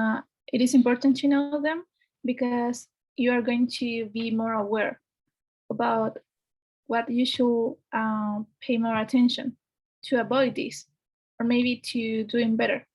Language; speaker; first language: English; non-native, fluent; Spanish